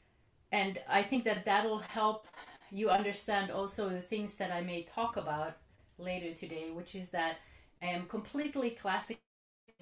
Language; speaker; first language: English; non-native, fluent; Finnish